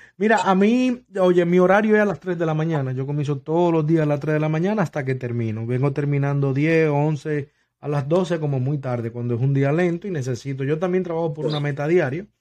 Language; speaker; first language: Spanish; native; Spanish